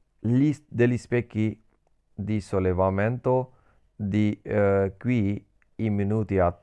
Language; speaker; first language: Italian; non-native, learner; Punjabi